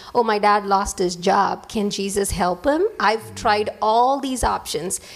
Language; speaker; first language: English; non-native, local second language; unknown